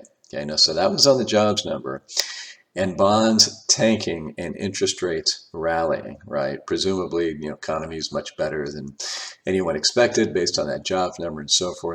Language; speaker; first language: English; native; English